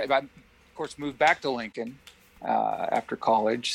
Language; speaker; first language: English; native; English